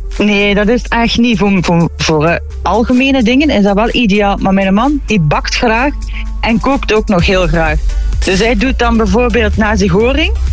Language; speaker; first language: Dutch; native; Dutch